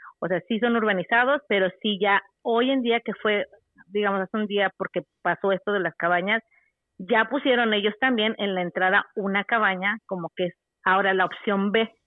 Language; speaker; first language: Spanish; native; Spanish